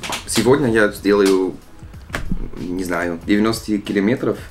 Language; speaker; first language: Russian; non-native, learner; Dutch